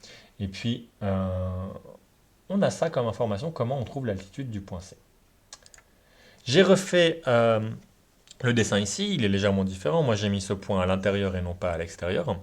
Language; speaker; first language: French; native; French